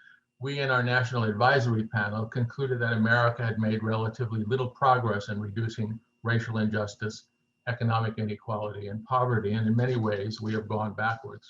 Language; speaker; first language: English; native; English